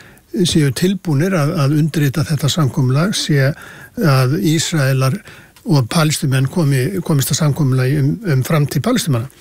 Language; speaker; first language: Icelandic; native; Icelandic